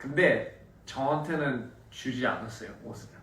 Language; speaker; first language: Korean; early bilingual, heritage; Korean